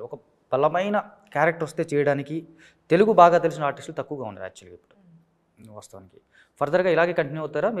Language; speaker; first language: Telugu; native; Telugu